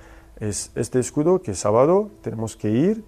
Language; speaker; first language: Spanish; non-native, fluent; French